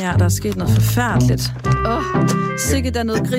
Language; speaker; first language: Danish; native; Danish